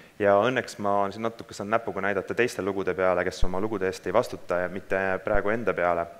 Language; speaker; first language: Estonian; native; Estonian